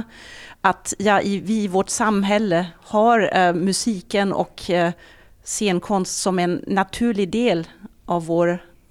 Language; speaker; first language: Swedish; non-native, fluent; German